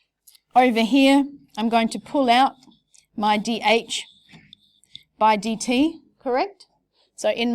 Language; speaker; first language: English; native; English